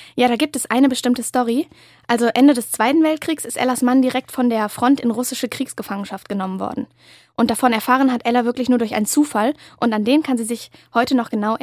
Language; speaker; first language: German; native; German